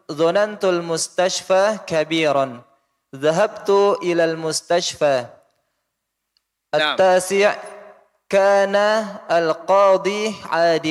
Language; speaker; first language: Arabic; non-native, learner; Indonesian